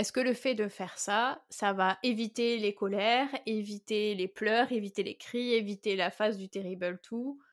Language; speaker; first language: French; native; French